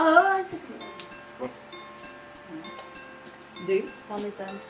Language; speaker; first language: Swedish; non-native, learner; Japanese